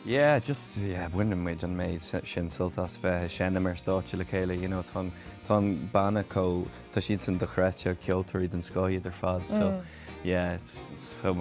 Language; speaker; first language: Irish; non-native, local second language; English